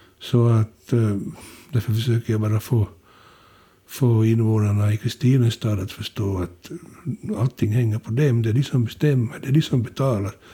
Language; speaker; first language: Swedish; native; Swedish